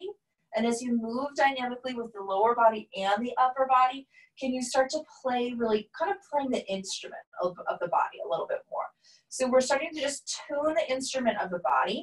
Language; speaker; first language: English; native; English